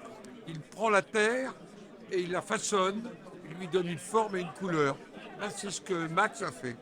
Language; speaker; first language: French; native; French